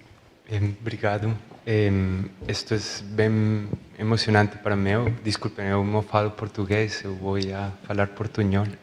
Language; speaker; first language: Portuguese; non-native, learner; Spanish